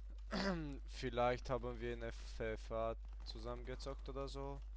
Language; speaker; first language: German; early bilingual, other home language; Hungarian